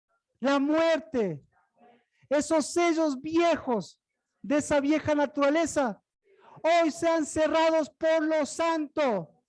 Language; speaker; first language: Spanish; native; Spanish